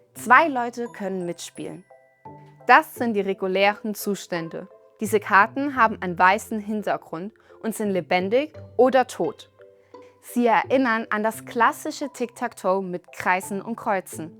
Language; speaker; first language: German; native; German